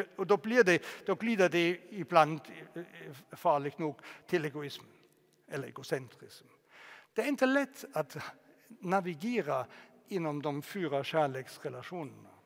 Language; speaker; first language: Swedish; non-native, fluent; German